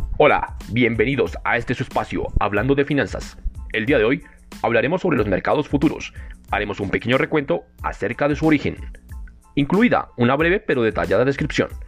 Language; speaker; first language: Spanish; native; Spanish